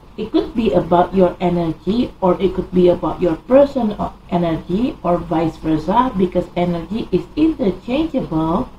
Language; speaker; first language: English; non-native, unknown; Indonesian